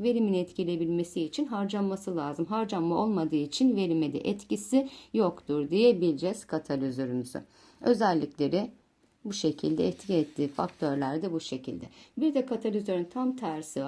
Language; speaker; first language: Turkish; native; Turkish